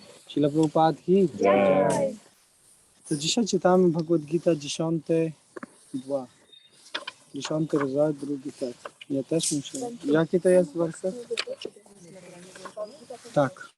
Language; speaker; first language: Polish; non-native, learner; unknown